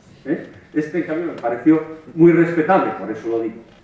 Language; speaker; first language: Spanish; native; Spanish